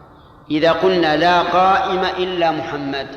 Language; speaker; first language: Arabic; native; Arabic